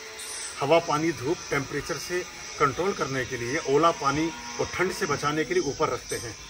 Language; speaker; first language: Hindi; native; Hindi